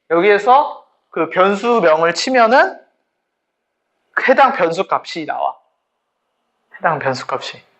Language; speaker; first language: Korean; native; Korean